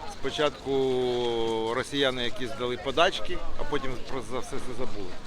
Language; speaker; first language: Ukrainian; native; Ukrainian